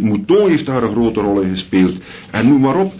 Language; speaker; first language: Dutch; native; Dutch